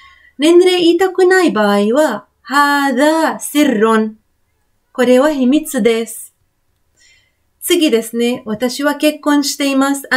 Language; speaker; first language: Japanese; non-native, fluent; Arabic